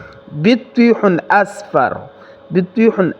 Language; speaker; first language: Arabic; non-native, learner; Pashto